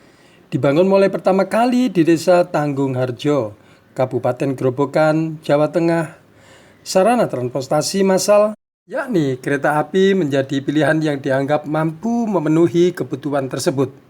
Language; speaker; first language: Indonesian; native; Indonesian